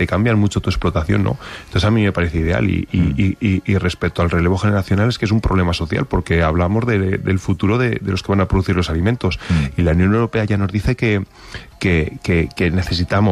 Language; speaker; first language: Spanish; native; Spanish